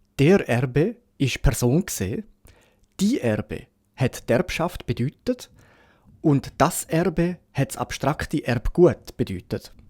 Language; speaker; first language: German; native; German